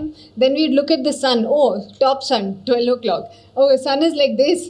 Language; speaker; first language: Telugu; non-native, learner; Hindi